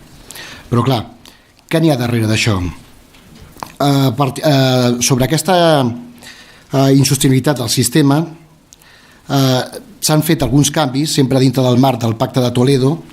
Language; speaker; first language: Catalan; native; Catalan